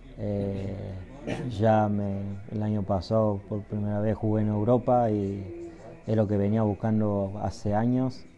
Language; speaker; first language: Spanish; native; Spanish